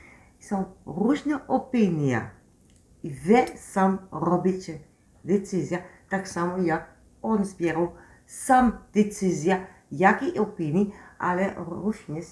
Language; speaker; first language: Polish; non-native, learner; Dutch